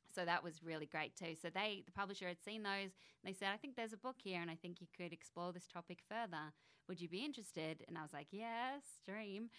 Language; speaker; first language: English; native; English